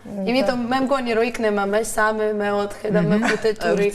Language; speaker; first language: Georgian; non-native, learner; Russian